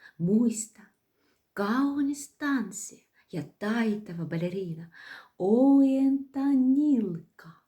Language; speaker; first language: Finnish; non-native, fluent; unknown